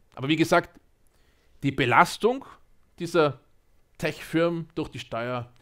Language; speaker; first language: German; native; German